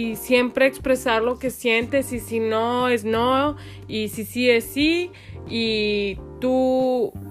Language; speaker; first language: Spanish; early bilingual, heritage; Spanish